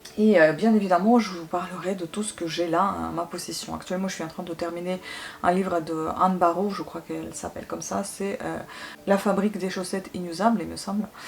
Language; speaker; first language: French; non-native, fluent; Russian